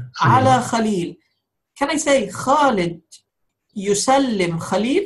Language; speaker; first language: Arabic; native; Arabic